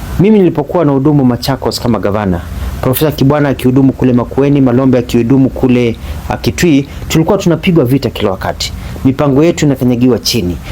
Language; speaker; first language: Swahili; non-native, local second language; Kamba